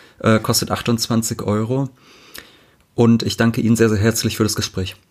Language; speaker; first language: German; native; German